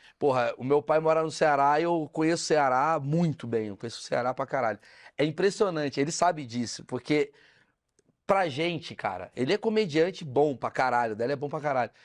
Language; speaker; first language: Portuguese; native; Portuguese